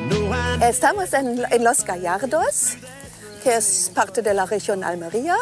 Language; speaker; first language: Spanish; non-native, fluent; German